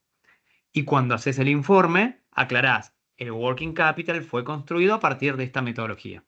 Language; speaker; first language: Spanish; native; Spanish